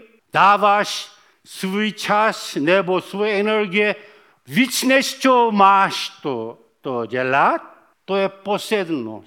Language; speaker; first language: Czech; non-native, fluent; Korean